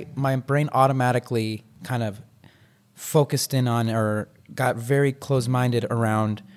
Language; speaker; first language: English; native; English